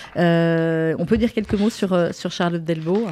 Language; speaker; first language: French; native; French